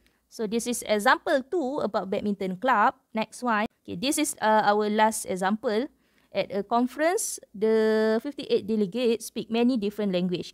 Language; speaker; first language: English; non-native, local second language; Malay